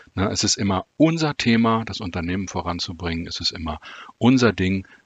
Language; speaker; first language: German; native; German